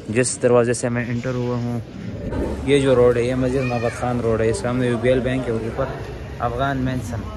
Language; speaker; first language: Urdu; non-native, local second language; Pashto